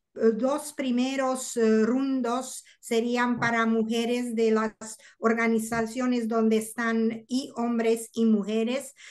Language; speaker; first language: Spanish; non-native, learner; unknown